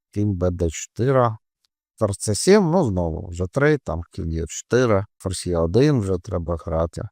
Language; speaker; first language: Ukrainian; non-native, local second language; Russian